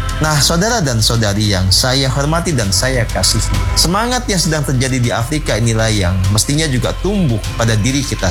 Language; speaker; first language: Indonesian; native; Indonesian